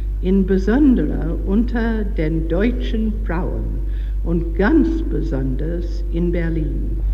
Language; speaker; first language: German; non-native, learner; English